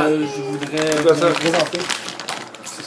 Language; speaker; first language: French; native; French